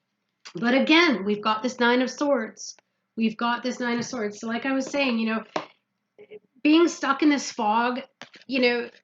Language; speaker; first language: English; native; English